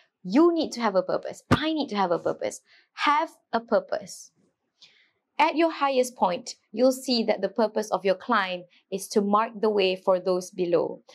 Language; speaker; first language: English; non-native, local second language; Malay